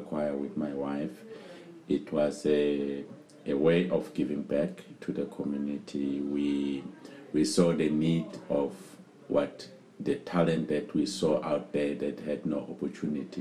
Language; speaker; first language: English; non-native, local second language; Zulu